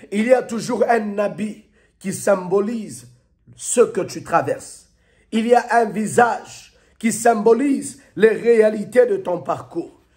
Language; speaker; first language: French; non-native, local second language; Lingala